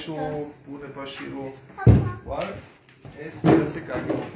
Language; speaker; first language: Georgian; non-native, learner; German